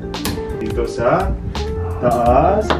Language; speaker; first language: Filipino; non-native, learner; Arabic